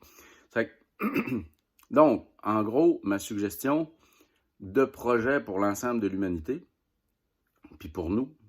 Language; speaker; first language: French; native; French